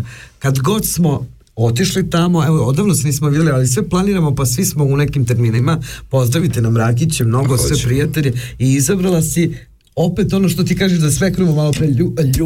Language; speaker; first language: Serbian; native; Serbian